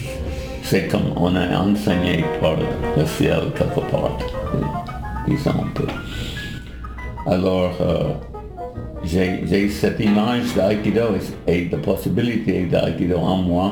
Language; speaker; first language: French; non-native, fluent; English